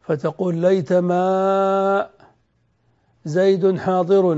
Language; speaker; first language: Arabic; native; Arabic